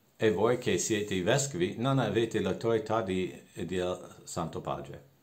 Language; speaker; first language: Italian; non-native, fluent; English